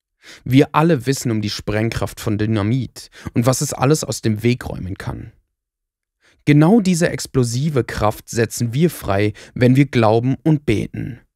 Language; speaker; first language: German; native; German